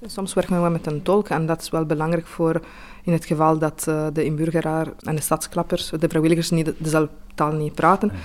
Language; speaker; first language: Dutch; non-native, fluent; Italian